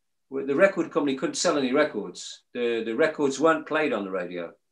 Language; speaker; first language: English; native; English